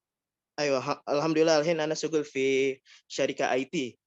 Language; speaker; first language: Arabic; non-native, learner; Indonesian